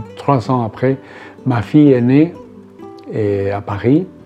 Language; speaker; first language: French; non-native, fluent; Spanish